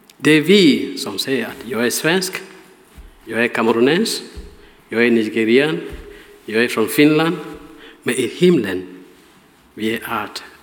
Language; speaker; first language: Swedish; non-native, learner; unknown